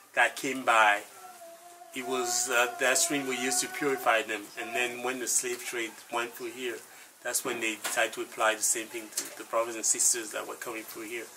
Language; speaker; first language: English; non-native, fluent; French